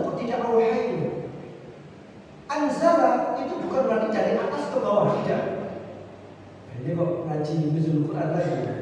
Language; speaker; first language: Indonesian; non-native, local second language; Javanese